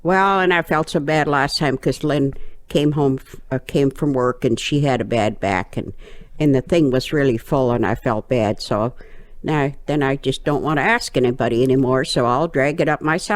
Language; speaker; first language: English; native; English